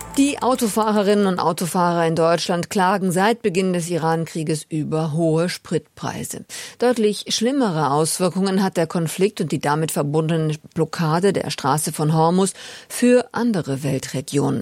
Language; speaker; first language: German; native; German